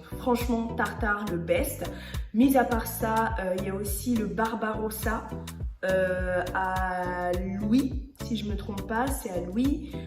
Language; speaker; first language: French; early bilingual, other home language; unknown